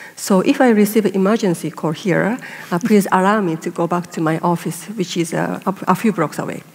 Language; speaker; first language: English; non-native, fluent; Japanese